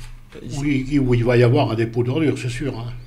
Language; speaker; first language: French; native; French